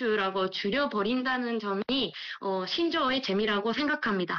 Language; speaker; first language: Korean; non-native, fluent; Japanese